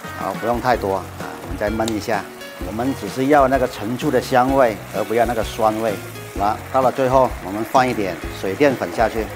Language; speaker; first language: Chinese; native; Chinese